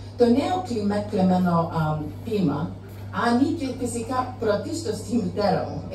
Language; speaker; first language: Greek; non-native, fluent; English